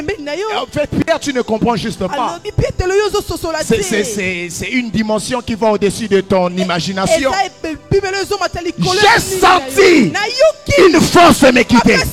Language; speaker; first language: French; non-native, local second language; Lingala